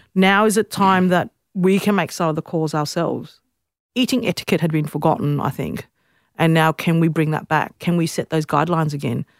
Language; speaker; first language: English; native; English